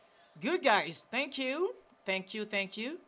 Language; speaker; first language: English; non-native, fluent; Haitian Creole